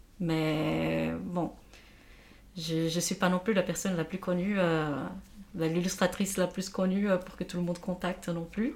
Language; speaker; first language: French; non-native, fluent; Portuguese